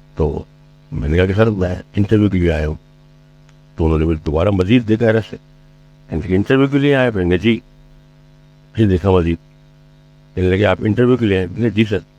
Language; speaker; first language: Urdu; native; Urdu